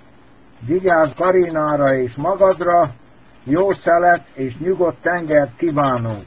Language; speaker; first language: Hungarian; native; Hungarian